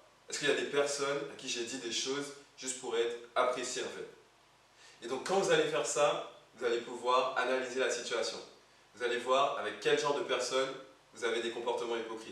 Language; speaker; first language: French; native; French